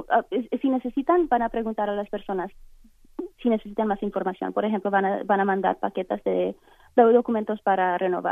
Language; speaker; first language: Spanish; early bilingual, heritage; Spanish